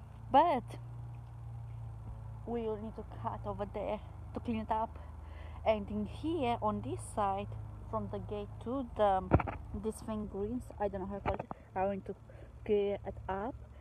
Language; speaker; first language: English; non-native, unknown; Romanian